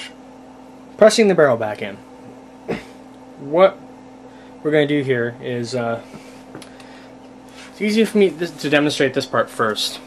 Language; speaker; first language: English; native; English